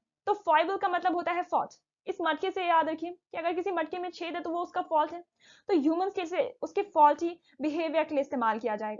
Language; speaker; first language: Hindi; native; Hindi